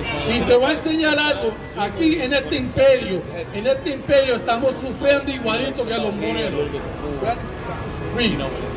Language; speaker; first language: Spanish; early bilingual, heritage; Spanish